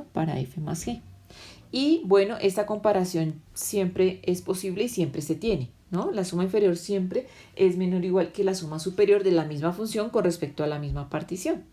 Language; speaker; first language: Spanish; native; Spanish